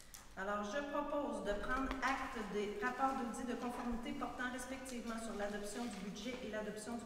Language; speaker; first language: French; native; French